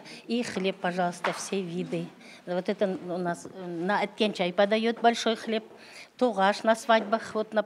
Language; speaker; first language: Russian; non-native, local second language; Uyghur